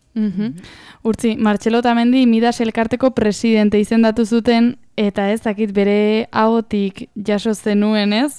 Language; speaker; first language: Basque; native; Basque